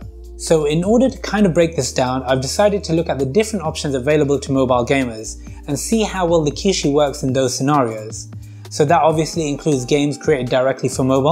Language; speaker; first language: English; native; English